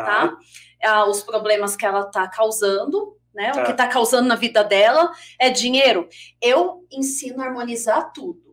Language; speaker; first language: Portuguese; native; Portuguese